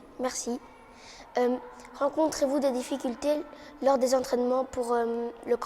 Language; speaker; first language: French; native; French